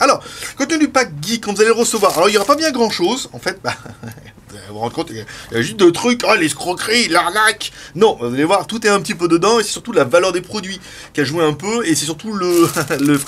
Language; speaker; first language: French; native; French